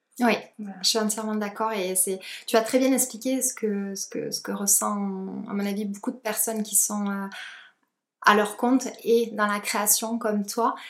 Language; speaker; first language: French; native; French